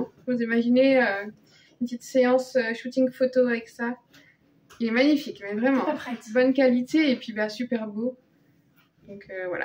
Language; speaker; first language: French; native; French